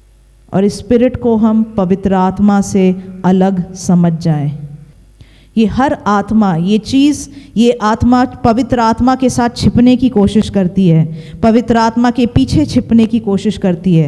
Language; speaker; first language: Hindi; native; Hindi